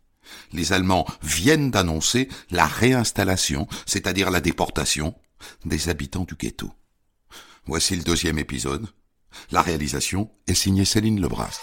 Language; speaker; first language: French; native; French